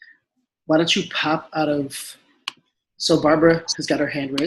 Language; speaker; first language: English; native; English